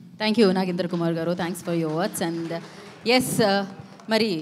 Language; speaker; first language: Telugu; native; Telugu